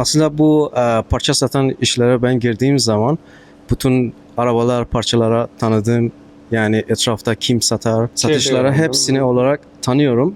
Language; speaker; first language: Turkish; non-native, learner; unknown